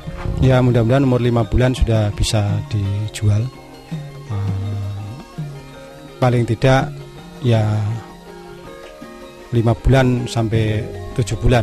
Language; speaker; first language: Indonesian; non-native, local second language; Javanese